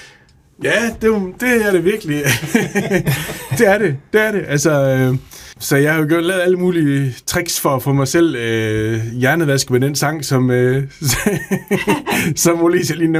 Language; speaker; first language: Danish; native; Danish